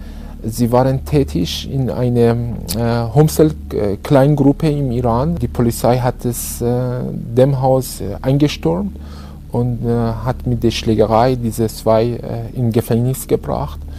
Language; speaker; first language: German; non-native, learner; Persian